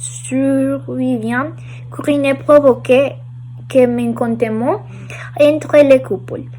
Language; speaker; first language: French; non-native, learner; Spanish